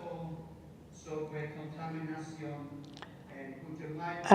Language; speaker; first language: Spanish; non-native, learner; English